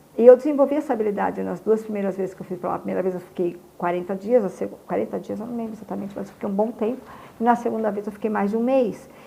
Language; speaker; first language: Portuguese; native; Portuguese